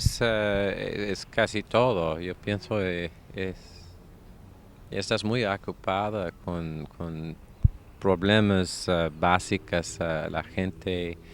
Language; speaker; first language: Spanish; non-native, fluent; English